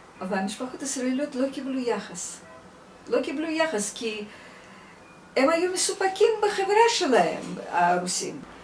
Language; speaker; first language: Hebrew; non-native, fluent; Russian